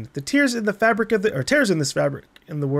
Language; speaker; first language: English; native; English